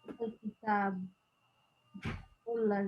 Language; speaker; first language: Arabic; non-native, learner; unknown